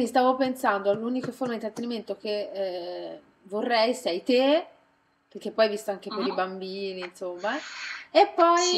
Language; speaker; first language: Italian; native; Italian